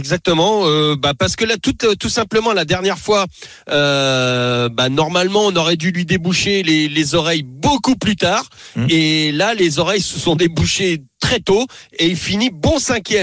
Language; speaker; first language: French; native; French